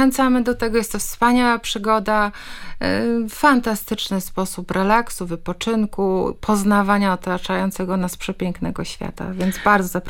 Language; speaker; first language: Polish; native; Polish